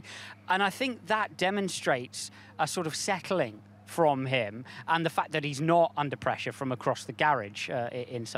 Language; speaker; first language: English; native; English